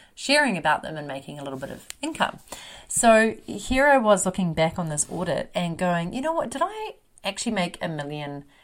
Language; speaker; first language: English; native; English